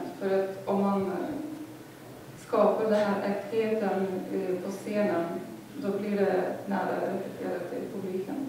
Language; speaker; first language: Swedish; non-native, fluent; Lithuanian